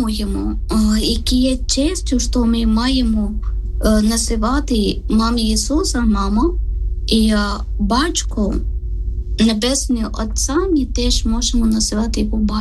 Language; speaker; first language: Ukrainian; non-native, learner; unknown